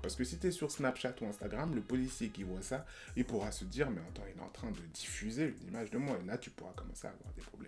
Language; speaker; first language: French; native; French